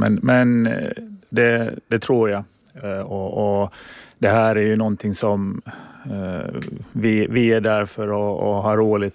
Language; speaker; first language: Swedish; native; Swedish